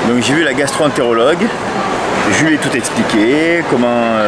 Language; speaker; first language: French; native; French